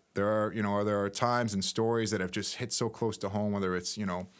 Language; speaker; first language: English; native; English